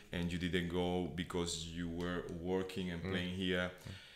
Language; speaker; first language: English; non-native, fluent; Spanish